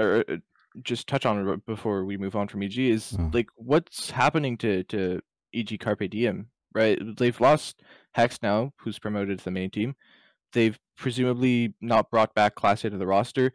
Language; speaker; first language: English; native; English